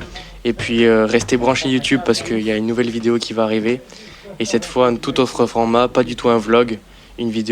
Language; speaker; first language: French; native; French